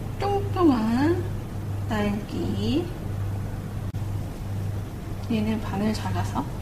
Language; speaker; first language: Korean; native; Korean